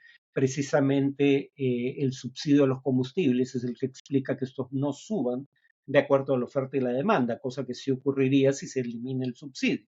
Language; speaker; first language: Spanish; native; Spanish